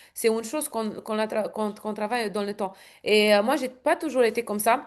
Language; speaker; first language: French; non-native, fluent; Romanian